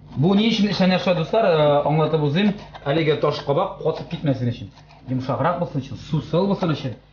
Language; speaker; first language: Tatar; native; Tatar